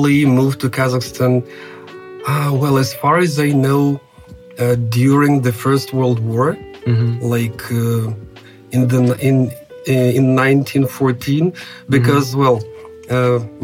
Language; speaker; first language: English; non-native, fluent; Kazakh